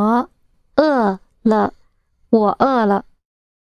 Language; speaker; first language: Chinese; non-native, learner; English